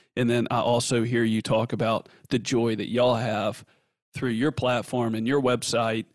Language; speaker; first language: English; native; English